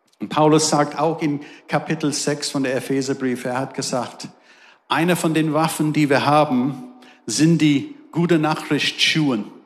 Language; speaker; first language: German; non-native, fluent; English